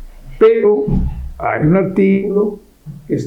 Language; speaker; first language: Spanish; native; Spanish